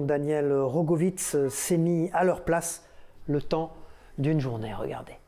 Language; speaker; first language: French; native; French